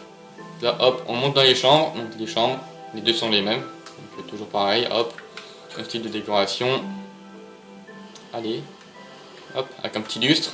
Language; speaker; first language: French; native; French